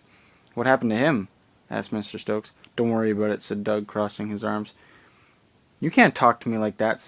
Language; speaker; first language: English; native; English